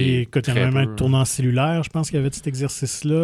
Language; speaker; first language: French; native; French